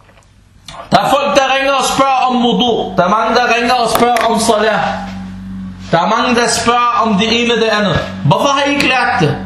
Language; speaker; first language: Danish; early bilingual, other home language; Arabic